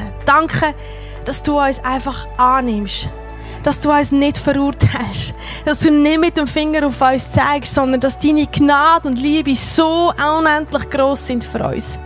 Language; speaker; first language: German; native; German